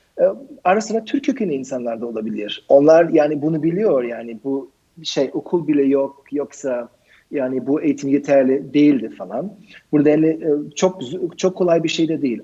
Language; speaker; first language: Turkish; non-native, fluent; German